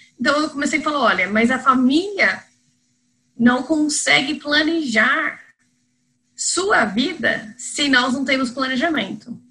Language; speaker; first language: Portuguese; non-native, fluent; English